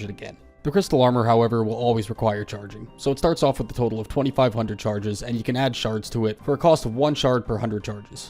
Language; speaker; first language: English; native; English